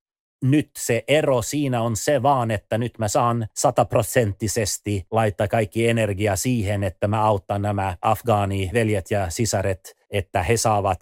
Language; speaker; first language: Finnish; early bilingual, other home language; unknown